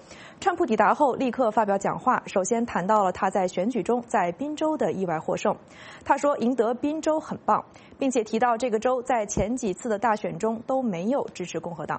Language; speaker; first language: Chinese; native; Chinese